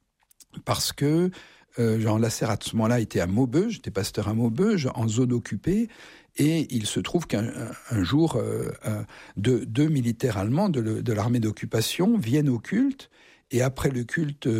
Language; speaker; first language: French; native; French